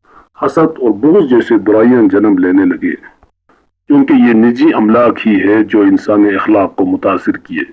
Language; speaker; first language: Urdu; non-native, local second language; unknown